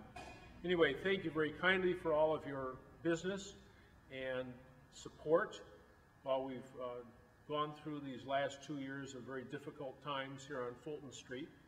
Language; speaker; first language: English; native; English